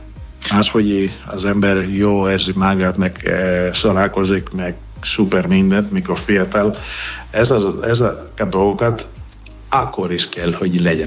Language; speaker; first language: Hungarian; non-native, fluent; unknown